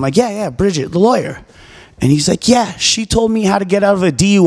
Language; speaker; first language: English; native; English